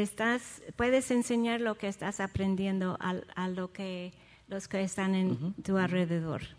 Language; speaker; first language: Spanish; non-native, fluent; English